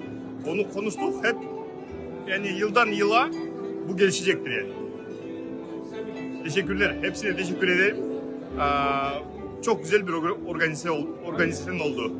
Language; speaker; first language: Turkish; non-native, learner; Kyrgyz